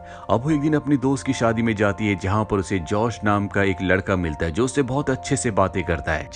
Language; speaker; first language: Hindi; native; Hindi